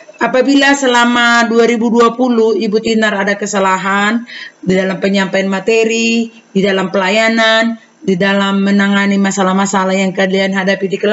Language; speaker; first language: Indonesian; native; Indonesian